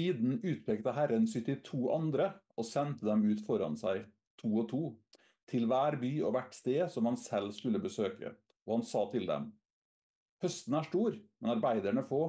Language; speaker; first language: Norwegian; native; Norwegian